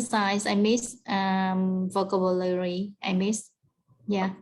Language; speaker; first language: English; non-native, learner; Vietnamese